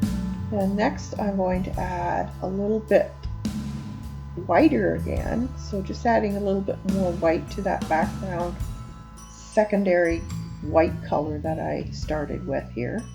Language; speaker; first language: English; native; English